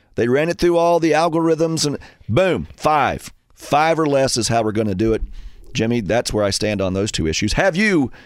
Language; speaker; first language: English; native; English